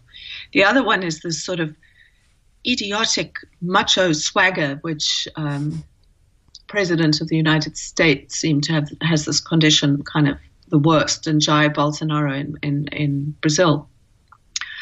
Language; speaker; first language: English; native; English